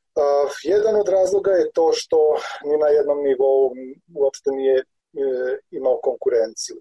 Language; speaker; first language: Serbian; non-native, local second language; Hungarian